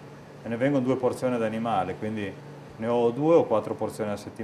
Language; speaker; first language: Italian; native; Italian